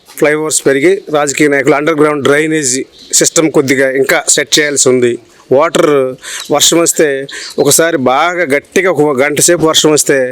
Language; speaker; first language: Telugu; native; Telugu